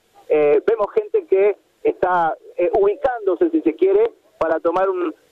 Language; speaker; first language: Spanish; native; Spanish